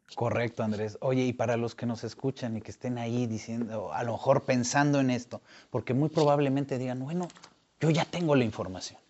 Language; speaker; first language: Spanish; native; Spanish